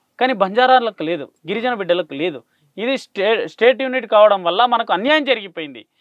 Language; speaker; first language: Telugu; non-native, local second language; Lambadi